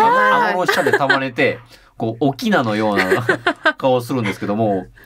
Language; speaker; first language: Japanese; native; Japanese